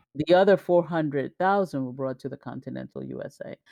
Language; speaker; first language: English; early bilingual, other home language; Spanish